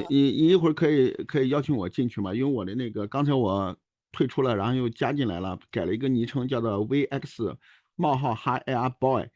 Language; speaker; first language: Chinese; native; Chinese